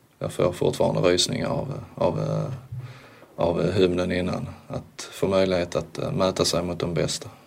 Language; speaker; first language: Swedish; native; Swedish